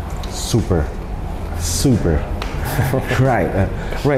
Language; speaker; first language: English; non-native, fluent; Indonesian